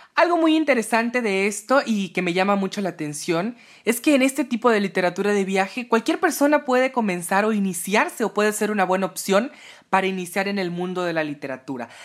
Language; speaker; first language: Spanish; native; Spanish